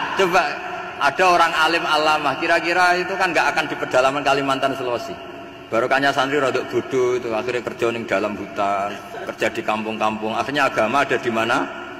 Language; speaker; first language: Indonesian; non-native, local second language; Javanese